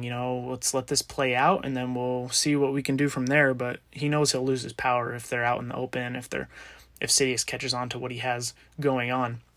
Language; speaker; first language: English; native; English